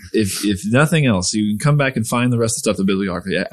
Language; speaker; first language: English; native; English